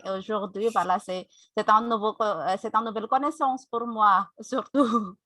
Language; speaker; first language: French; non-native, fluent; Indonesian